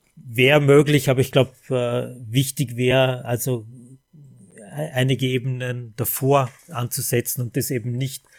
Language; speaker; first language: German; native; German